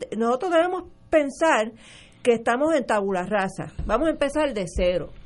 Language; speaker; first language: Spanish; early bilingual, other home language; English